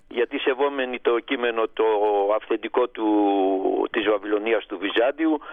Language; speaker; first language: Greek; native; Greek